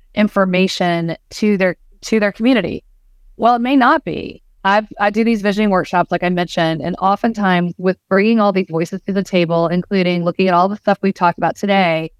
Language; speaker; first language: English; native; English